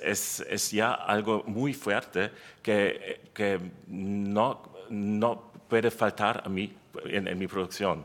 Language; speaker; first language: Spanish; non-native, learner; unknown